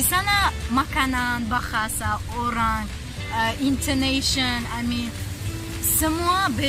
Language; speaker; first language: Indonesian; non-native, learner; Tajik